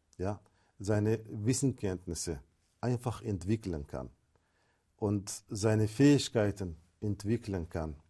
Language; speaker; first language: German; non-native, fluent; Arabic